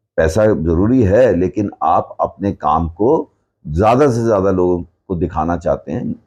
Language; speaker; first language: Hindi; non-native, local second language; Punjabi